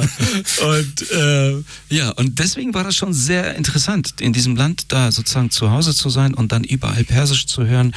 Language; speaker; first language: German; early bilingual, other home language; Persian